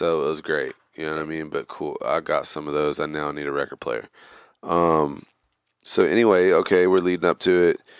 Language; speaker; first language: English; native; English